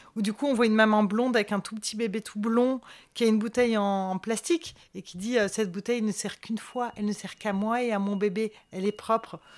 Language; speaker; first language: French; native; French